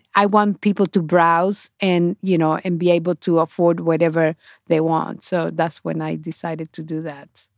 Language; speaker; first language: English; non-native, fluent; Spanish